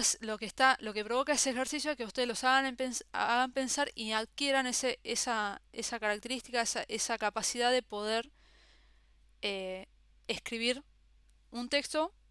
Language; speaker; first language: Spanish; native; Spanish